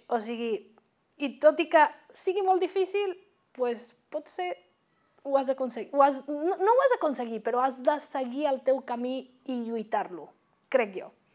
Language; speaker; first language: Catalan; non-native, fluent; Spanish